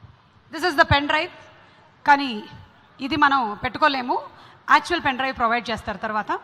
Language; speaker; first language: Telugu; native; Telugu